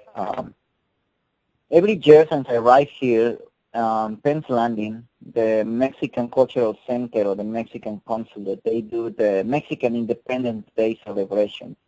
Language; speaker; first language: English; non-native, fluent; Spanish